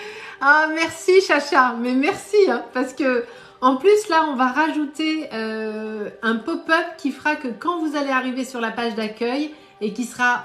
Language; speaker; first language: French; native; French